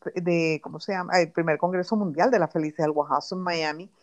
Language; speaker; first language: Spanish; native; Spanish